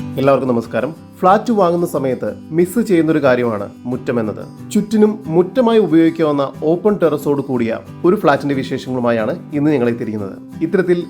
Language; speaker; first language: Malayalam; native; Malayalam